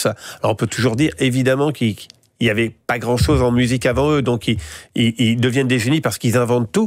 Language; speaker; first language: French; native; French